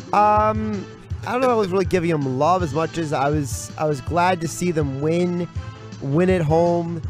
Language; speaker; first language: English; native; English